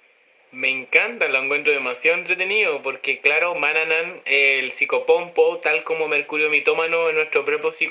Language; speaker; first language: Spanish; native; Spanish